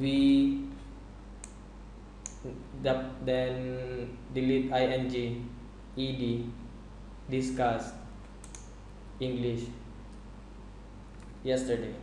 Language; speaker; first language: English; non-native, fluent; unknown